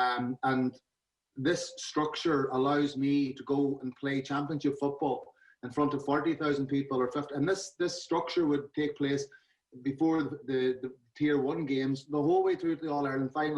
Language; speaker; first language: English; native; English